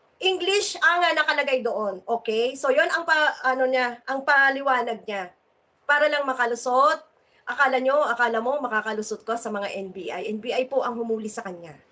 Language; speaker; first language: Filipino; native; Filipino